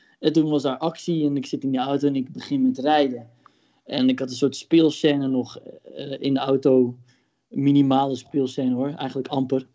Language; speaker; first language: Dutch; early bilingual, other home language; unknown